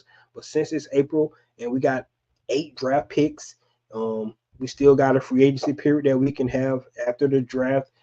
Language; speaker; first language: English; native; English